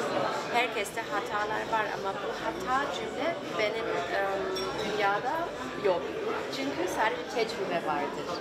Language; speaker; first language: Turkish; early bilingual, heritage; German